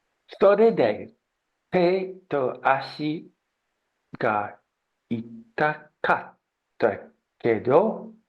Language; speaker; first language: Japanese; non-native, learner; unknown